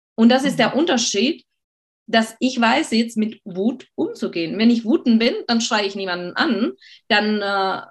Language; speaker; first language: German; non-native, fluent; Slovak